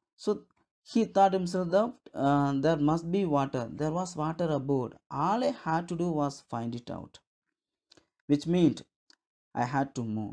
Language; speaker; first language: English; non-native, local second language; Tamil